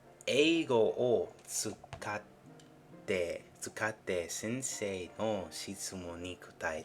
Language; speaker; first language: Japanese; non-native, learner; English